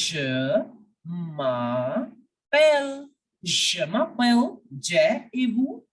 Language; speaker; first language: French; non-native, fluent; Hindi